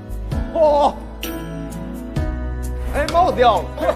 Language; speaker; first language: Chinese; native; Chinese